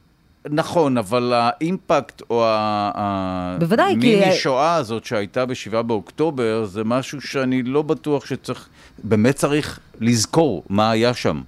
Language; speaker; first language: Hebrew; native; Hebrew